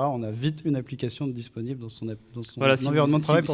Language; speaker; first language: French; native; French